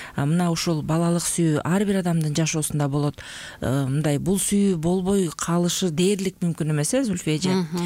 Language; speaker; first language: Kyrgyz; native; Kyrgyz